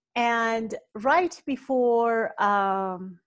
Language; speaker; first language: English; non-native, fluent; Persian